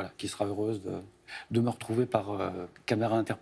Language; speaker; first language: French; native; French